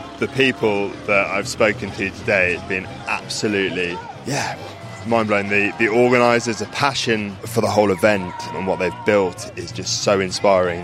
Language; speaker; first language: English; native; English